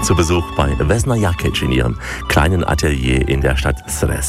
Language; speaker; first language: German; native; German